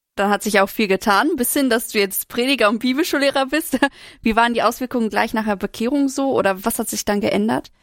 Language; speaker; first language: German; native; German